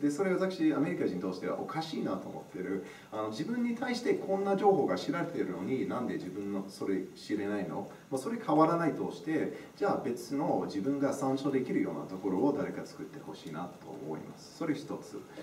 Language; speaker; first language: Japanese; non-native, fluent; English